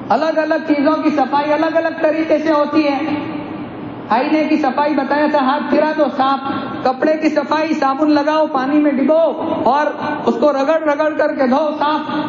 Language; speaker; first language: Urdu; non-native, local second language; Gujarati